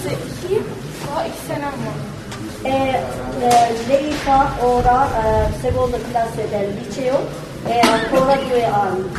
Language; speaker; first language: Italian; non-native, fluent; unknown